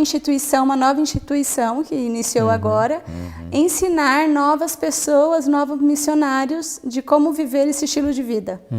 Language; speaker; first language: Portuguese; native; Portuguese